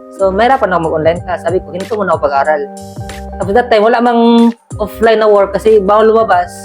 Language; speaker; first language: Filipino; non-native, local second language; Cebuano